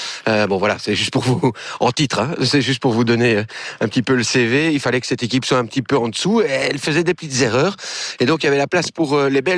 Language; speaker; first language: French; native; French